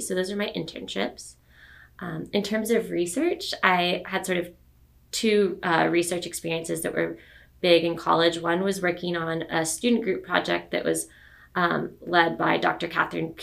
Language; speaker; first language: English; native; English